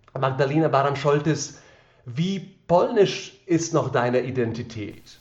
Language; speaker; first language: German; non-native, fluent; Slovak